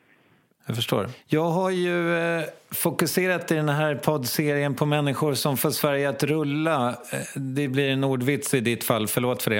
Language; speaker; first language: Swedish; native; Swedish